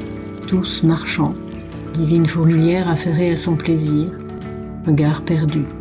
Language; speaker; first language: French; native; French